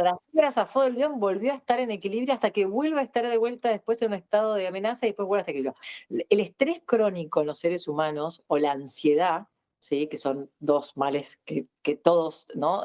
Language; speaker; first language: Spanish; native; Spanish